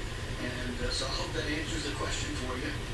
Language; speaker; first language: English; native; English